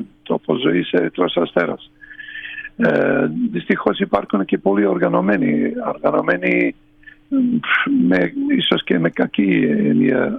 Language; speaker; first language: Greek; non-native, fluent; Serbian